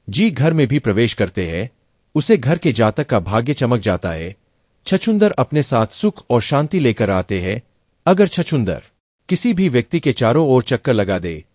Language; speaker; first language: Hindi; non-native, local second language; Gujarati